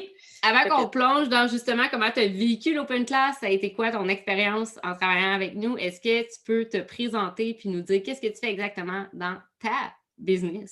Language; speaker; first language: French; native; French